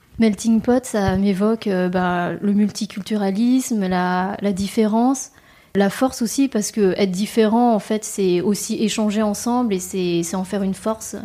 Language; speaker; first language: French; native; French